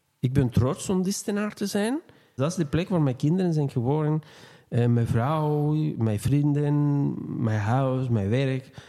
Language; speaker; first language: Dutch; non-native, fluent; Spanish